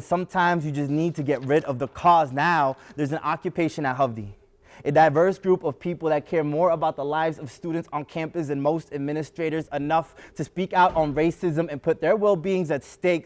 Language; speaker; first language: English; early bilingual, other home language; Spanish